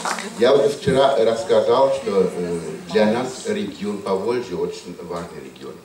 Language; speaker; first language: Russian; non-native, fluent; German